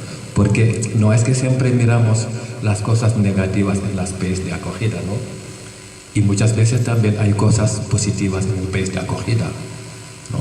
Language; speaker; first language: Spanish; non-native, fluent; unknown